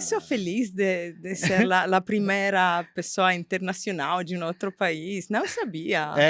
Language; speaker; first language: Portuguese; non-native, fluent; Italian